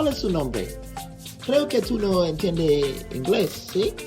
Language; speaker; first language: Spanish; non-native, learner; English